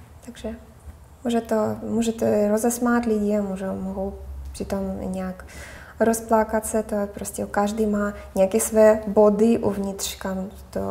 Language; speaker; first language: Czech; non-native, fluent; Russian